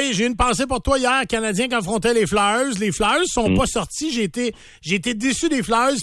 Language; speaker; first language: French; native; French